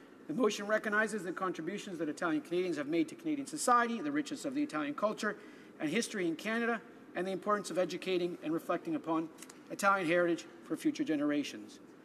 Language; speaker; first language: English; early bilingual, other home language; Italian